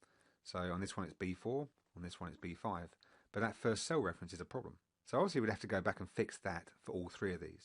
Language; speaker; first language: English; native; English